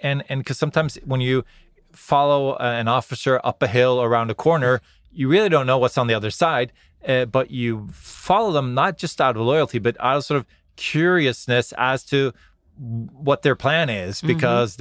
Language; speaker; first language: English; non-native, fluent; Norwegian